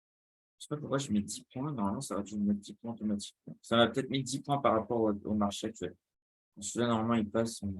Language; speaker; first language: French; native; French